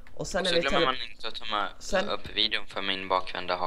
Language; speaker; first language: Swedish; native; Swedish